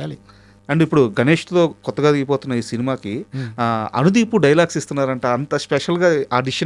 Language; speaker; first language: Telugu; native; Telugu